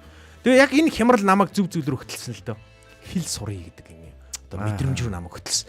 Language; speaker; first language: Mongolian; native; Mongolian